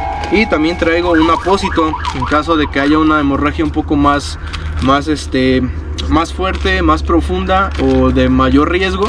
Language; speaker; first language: Spanish; native; Spanish